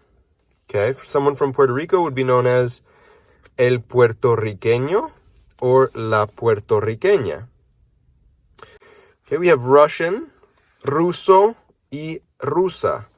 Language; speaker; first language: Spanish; non-native, fluent; English